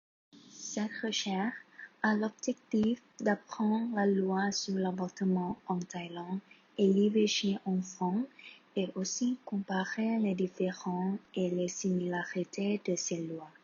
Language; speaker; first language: French; non-native, learner; Thai